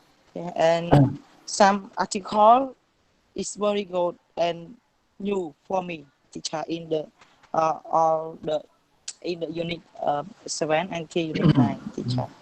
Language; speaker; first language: English; non-native, learner; Khmer